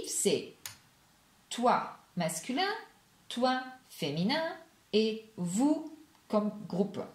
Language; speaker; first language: French; non-native, fluent; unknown